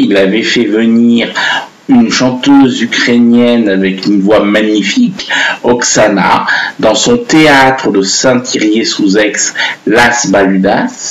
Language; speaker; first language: French; native; French